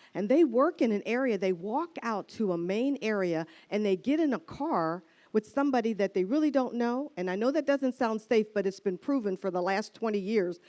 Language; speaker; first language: English; native; English